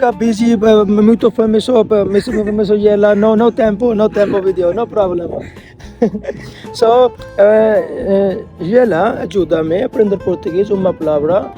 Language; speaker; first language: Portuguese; non-native, learner; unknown